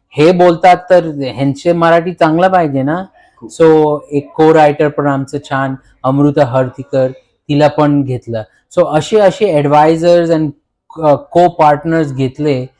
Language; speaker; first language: Marathi; early bilingual, heritage; Marathi